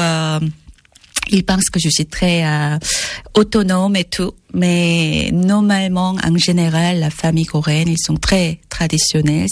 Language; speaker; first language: French; non-native, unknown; Korean